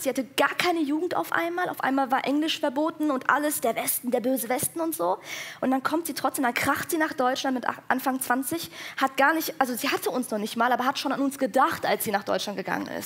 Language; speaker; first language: German; early bilingual, other home language; Persian